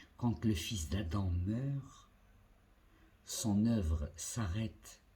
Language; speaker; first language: French; non-native, local second language; Arabic